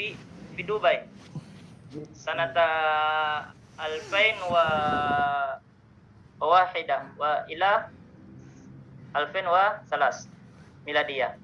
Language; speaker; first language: Arabic; non-native, learner; Indonesian